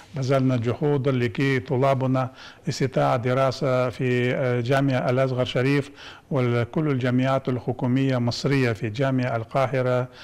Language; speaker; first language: Arabic; non-native, fluent; Kazakh